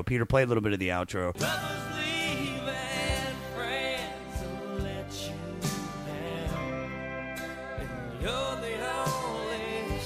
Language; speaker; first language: English; native; English